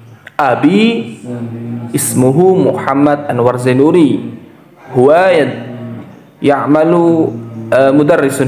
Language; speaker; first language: Arabic; non-native, learner; Indonesian